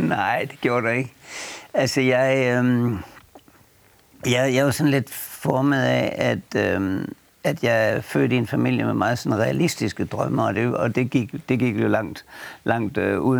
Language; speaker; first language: Danish; native; Danish